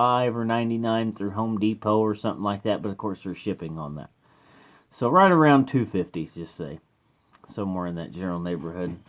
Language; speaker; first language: English; native; English